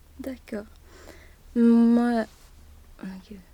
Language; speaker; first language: French; non-native, learner; Swedish